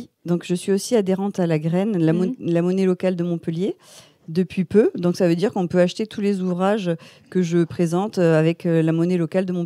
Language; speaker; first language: French; native; French